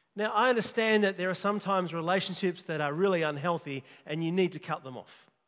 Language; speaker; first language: English; native; English